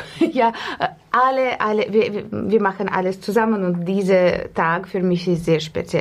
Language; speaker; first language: German; non-native, learner; Estonian